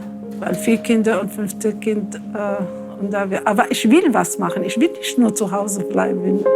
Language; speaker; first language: German; non-native, learner; Arabic